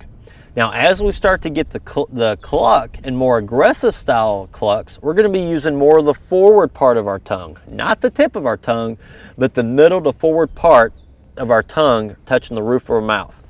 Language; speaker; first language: English; native; English